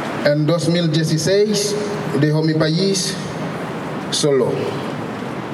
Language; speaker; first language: Spanish; non-native, local second language; Haitian Creole